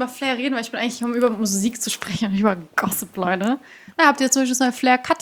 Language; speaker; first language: German; early bilingual, other home language; Persian